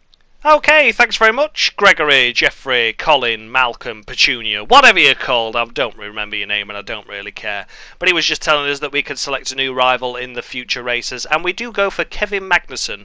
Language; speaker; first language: English; native; English